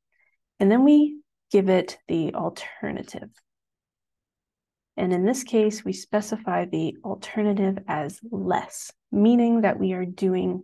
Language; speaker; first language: English; native; English